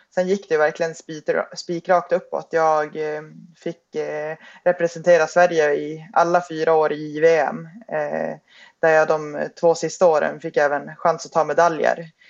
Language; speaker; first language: Swedish; native; Swedish